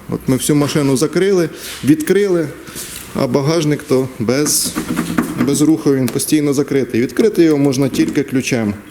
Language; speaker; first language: Ukrainian; non-native, local second language; Russian